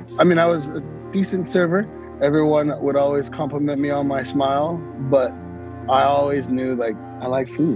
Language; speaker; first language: English; native; English